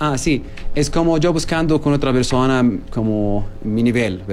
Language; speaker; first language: Spanish; non-native, learner; Arabic